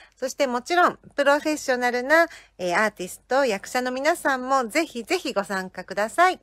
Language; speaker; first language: Japanese; native; Japanese